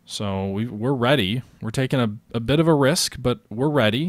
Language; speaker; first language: English; native; English